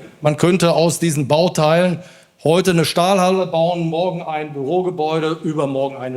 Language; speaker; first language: German; native; German